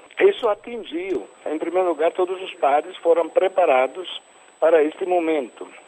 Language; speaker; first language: Portuguese; non-native, fluent; Italian